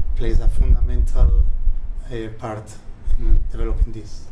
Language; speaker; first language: English; non-native, fluent; Spanish